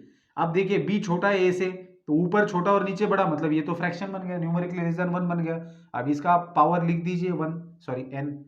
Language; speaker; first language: Hindi; native; Hindi